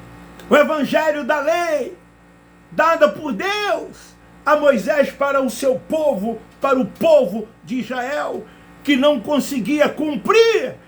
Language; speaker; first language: Portuguese; native; Portuguese